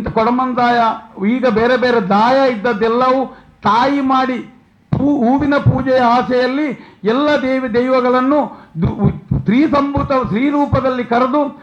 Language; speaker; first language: Kannada; non-native, local second language; Tulu